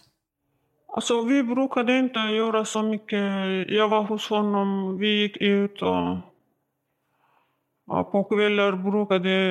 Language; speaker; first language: Swedish; non-native, learner; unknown